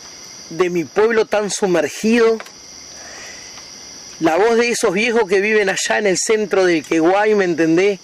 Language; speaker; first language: Spanish; native; Spanish